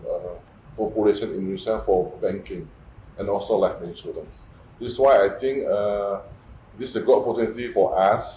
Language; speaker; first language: English; non-native, fluent; Indonesian